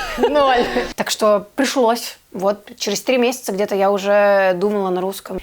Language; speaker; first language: Russian; non-native, fluent; Serbian